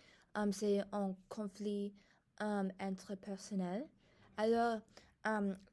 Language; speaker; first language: French; non-native, learner; English